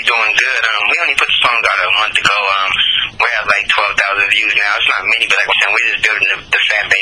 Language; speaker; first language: English; native; English